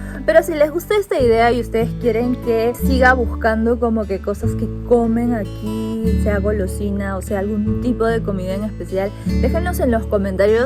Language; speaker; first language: Spanish; native; Spanish